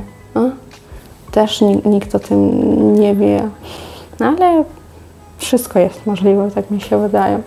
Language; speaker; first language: Polish; non-native, fluent; Russian